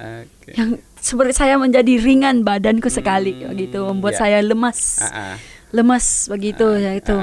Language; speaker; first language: Indonesian; non-native, fluent; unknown